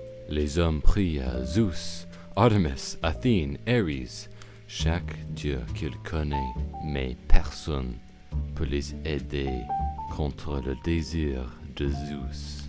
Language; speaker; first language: French; non-native, learner; English